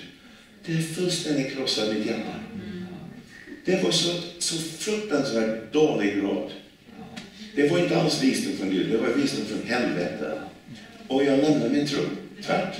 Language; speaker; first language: Swedish; non-native, fluent; English